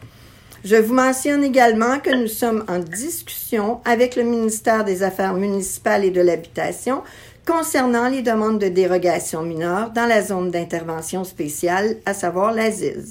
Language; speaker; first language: French; native; French